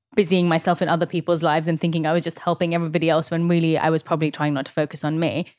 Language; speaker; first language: English; early bilingual, other home language; Hindi